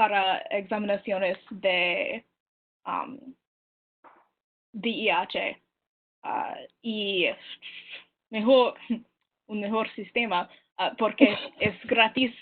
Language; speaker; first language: Spanish; non-native, learner; English